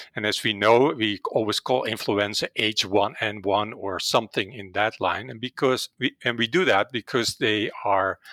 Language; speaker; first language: English; non-native, fluent; Dutch